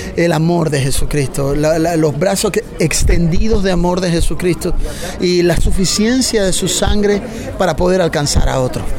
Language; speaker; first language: Spanish; native; Spanish